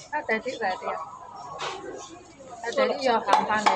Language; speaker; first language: Cantonese; non-native, learner; Javanese